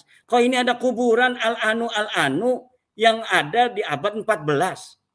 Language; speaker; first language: Indonesian; native; Indonesian